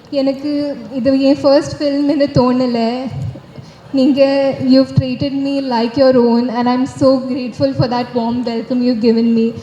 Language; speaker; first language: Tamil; non-native, learner; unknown